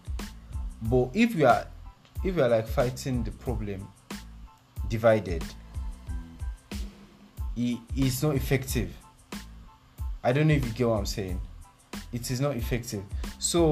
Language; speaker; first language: English; non-native, local second language; Yoruba